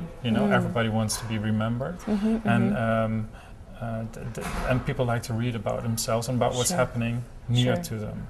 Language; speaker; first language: English; non-native, fluent; Dutch